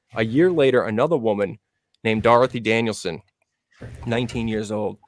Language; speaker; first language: English; native; English